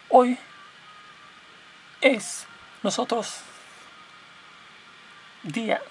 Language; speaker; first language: Spanish; non-native, learner; English